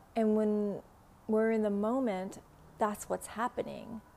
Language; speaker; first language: English; non-native, fluent; Vietnamese